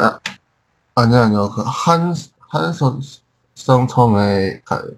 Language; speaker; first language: Korean; non-native, learner; Chinese